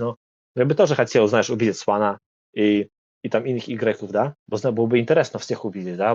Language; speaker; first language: Russian; non-native, learner; Polish